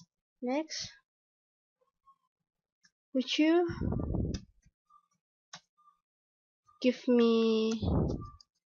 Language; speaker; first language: English; non-native, learner; Indonesian